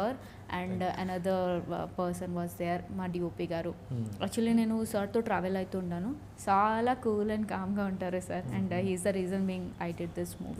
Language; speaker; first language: Telugu; non-native, learner; Odia